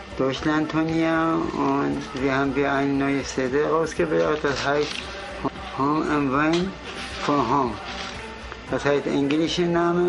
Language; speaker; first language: German; non-native, fluent; Kurdish